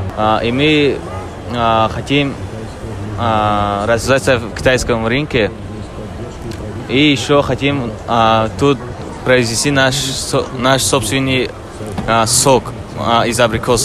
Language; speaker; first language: Russian; non-native, learner; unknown